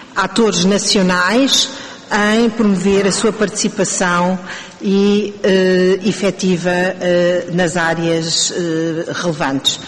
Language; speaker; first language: Portuguese; native; Portuguese